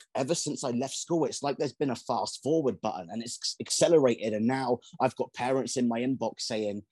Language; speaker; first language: English; native; English